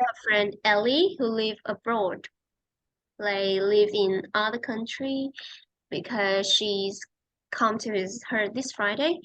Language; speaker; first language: English; non-native, fluent; Vietnamese